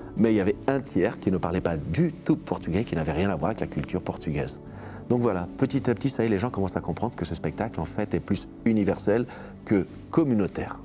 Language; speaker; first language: French; early bilingual, other home language; Portuguese